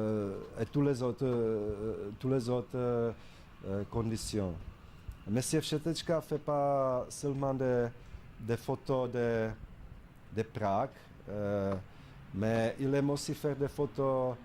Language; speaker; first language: French; non-native, fluent; Czech